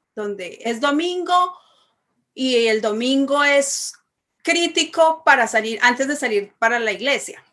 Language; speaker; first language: Spanish; native; Spanish